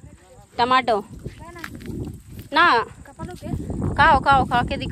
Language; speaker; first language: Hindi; non-native, local second language; Telugu